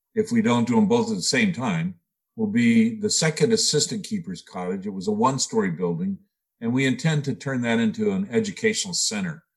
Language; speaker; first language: English; native; English